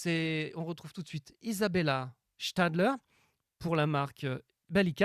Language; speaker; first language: French; native; French